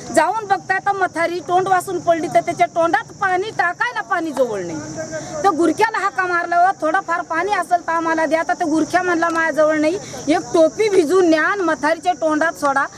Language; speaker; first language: Marathi; non-native, local second language; Lambadi